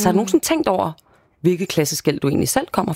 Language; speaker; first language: Danish; native; Danish